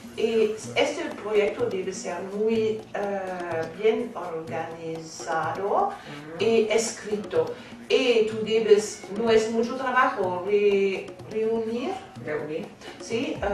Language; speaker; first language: Spanish; non-native, fluent; German